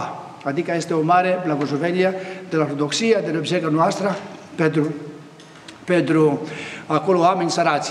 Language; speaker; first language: Romanian; non-native, fluent; Greek